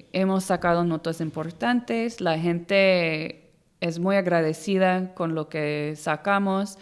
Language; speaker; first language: Spanish; non-native, fluent; English